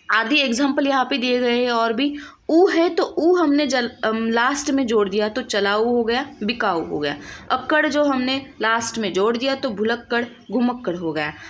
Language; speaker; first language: Hindi; non-native, local second language; Marathi